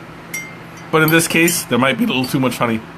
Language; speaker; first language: English; native; English